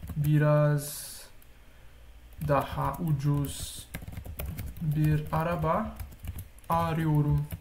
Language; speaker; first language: Turkish; non-native, learner; Portuguese